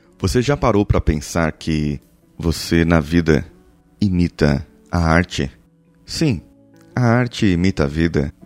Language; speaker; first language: Portuguese; native; Portuguese